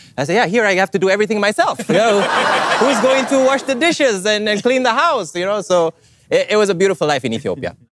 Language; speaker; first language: English; non-native, fluent; Amharic